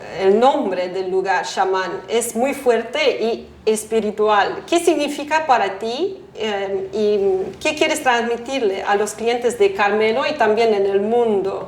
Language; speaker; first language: Spanish; non-native, fluent; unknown